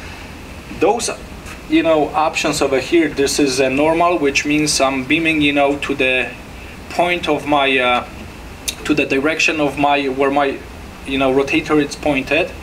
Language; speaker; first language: English; non-native, fluent; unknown